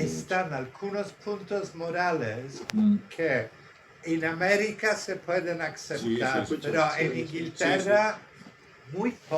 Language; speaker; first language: Spanish; non-native, fluent; Italian